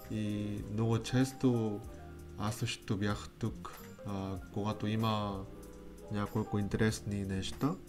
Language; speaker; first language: Bulgarian; non-native, learner; Korean